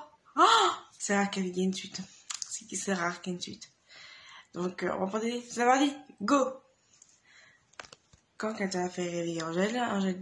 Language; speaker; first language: French; native; French